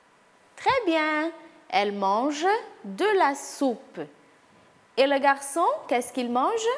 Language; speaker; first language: French; non-native, fluent; Portuguese